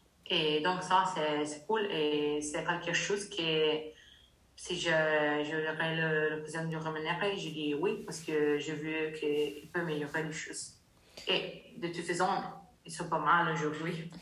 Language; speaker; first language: French; non-native, learner; Italian